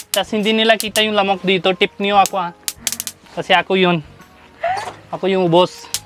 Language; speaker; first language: Filipino; non-native, learner; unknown